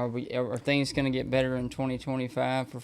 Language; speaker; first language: English; native; English